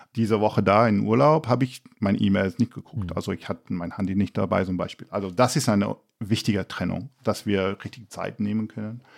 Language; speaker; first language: German; non-native, fluent; English